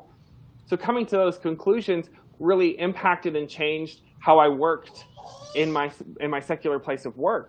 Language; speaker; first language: English; native; English